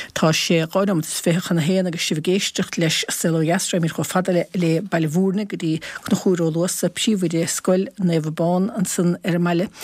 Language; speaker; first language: Irish; native; Irish